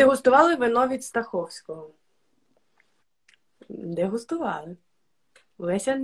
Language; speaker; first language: Ukrainian; non-native, local second language; Russian